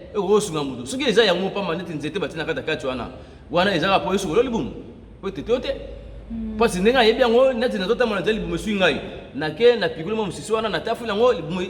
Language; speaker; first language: Lingala; non-native, local second language; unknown